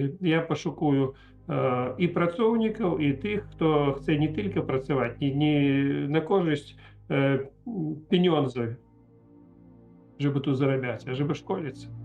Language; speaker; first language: Polish; non-native, learner; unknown